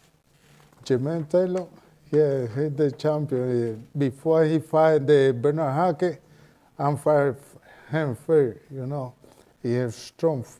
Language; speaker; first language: English; non-native, learner; Spanish